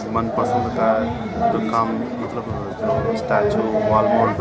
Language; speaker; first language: Hindi; non-native, local second language; Tamil